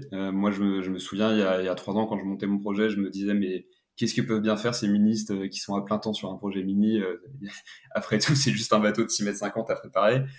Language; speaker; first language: French; native; French